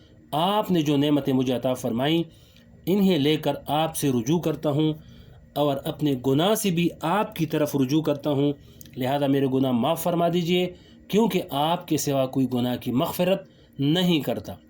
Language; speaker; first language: Urdu; native; Urdu